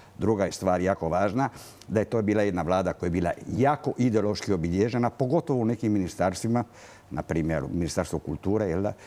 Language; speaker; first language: Croatian; non-native, local second language; Italian